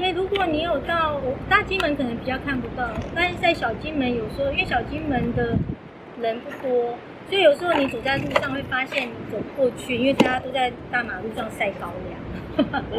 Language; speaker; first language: Chinese; native; Chinese